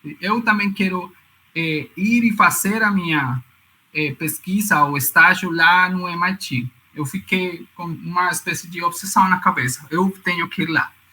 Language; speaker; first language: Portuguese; non-native, fluent; Spanish